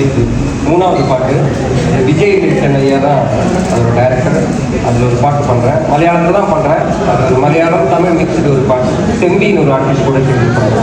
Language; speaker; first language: Tamil; early bilingual, heritage; Tamil